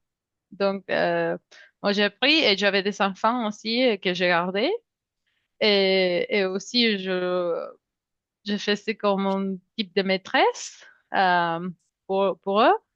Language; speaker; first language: French; non-native, fluent; Spanish